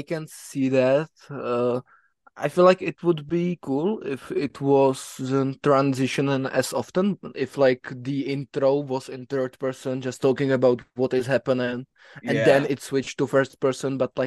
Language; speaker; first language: English; non-native, fluent; Czech